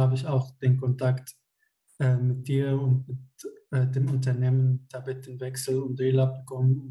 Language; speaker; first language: German; non-native, fluent; Arabic